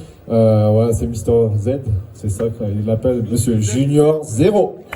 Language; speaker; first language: French; native; French